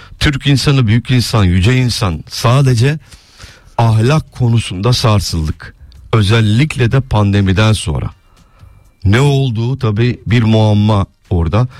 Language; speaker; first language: Turkish; early bilingual, heritage; Turkish